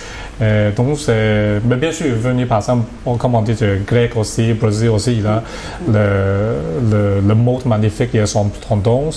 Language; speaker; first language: French; non-native, learner; Cantonese